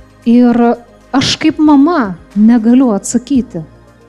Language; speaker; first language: Lithuanian; native; Lithuanian